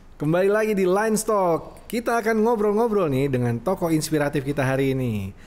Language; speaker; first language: Indonesian; native; Indonesian